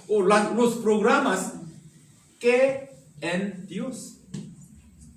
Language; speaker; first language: Spanish; non-native, learner; Korean